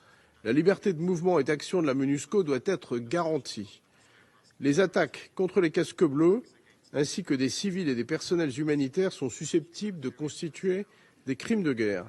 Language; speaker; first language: French; native; French